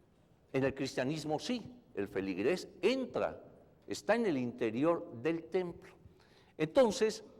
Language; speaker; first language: Spanish; native; Spanish